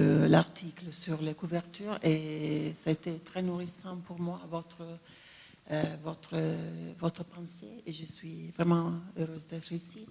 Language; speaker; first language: French; non-native, fluent; Italian